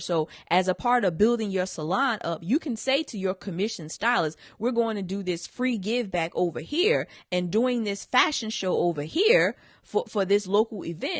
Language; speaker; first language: English; native; English